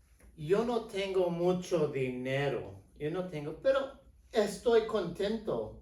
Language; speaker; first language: Spanish; non-native, fluent; English